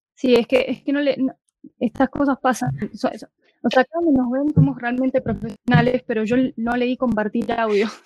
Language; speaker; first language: Spanish; native; Spanish